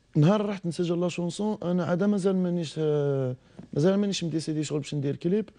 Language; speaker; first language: Arabic; native; Arabic